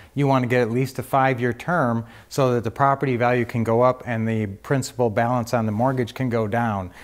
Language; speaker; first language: English; native; English